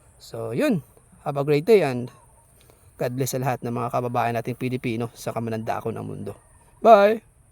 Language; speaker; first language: Filipino; native; Filipino